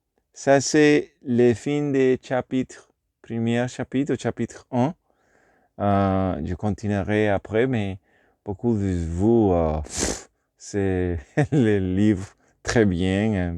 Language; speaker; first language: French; non-native, learner; Spanish